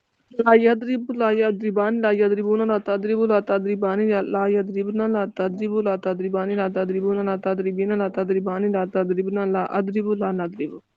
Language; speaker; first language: Arabic; non-native, learner; Urdu